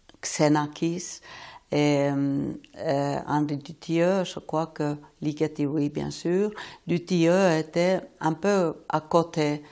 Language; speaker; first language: French; non-native, fluent; Finnish